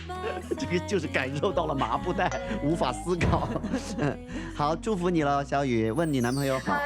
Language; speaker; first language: Chinese; native; Chinese